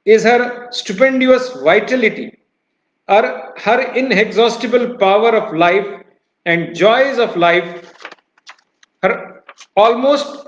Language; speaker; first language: English; non-native, local second language; Hindi